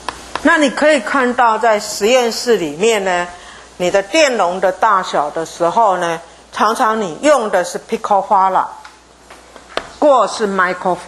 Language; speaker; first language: Chinese; native; Chinese